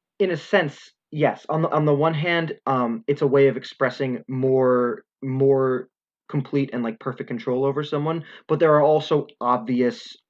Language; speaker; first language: English; native; English